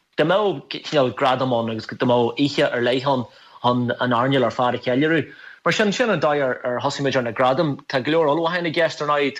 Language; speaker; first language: Irish; non-native, local second language; English